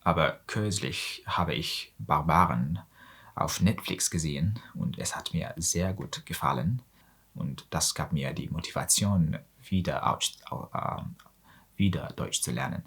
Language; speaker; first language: German; non-native, learner; Mongolian